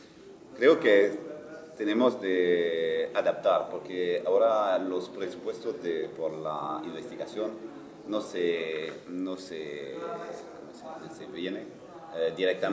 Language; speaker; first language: Spanish; non-native, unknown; French